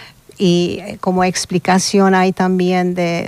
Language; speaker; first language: Spanish; non-native, learner; Hungarian